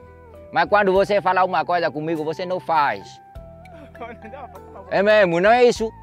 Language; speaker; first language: Portuguese; non-native, learner; Vietnamese